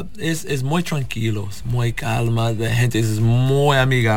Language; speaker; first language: Spanish; non-native, learner; English